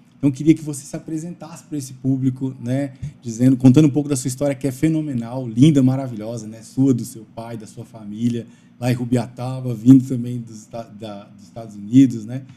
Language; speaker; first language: Portuguese; native; Portuguese